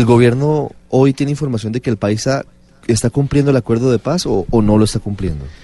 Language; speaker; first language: Spanish; native; Spanish